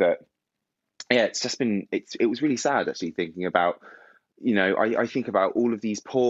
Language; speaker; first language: English; native; English